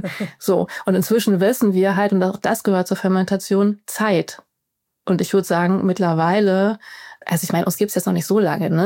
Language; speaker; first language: German; native; German